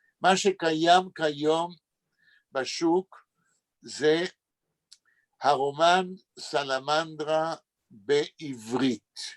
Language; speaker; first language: Hebrew; non-native, fluent; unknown